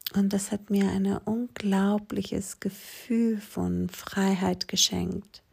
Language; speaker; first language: German; non-native, fluent; Greek